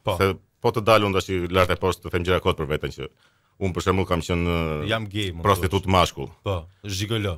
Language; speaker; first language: Albanian; native; Albanian